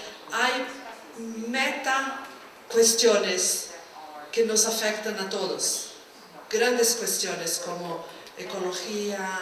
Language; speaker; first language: Spanish; non-native, fluent; Portuguese